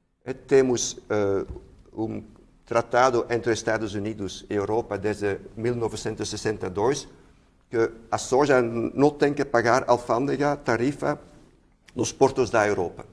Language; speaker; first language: Portuguese; non-native, fluent; Dutch